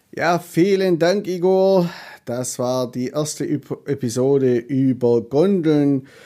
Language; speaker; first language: German; native; German